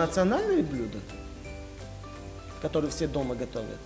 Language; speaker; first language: Russian; non-native, fluent; Tajik